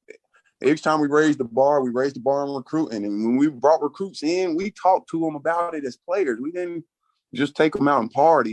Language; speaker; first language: English; native; English